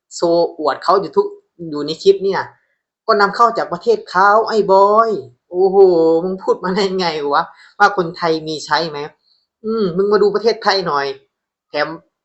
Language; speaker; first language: Thai; native; Thai